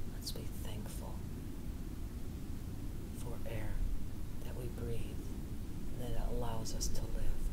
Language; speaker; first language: English; native; English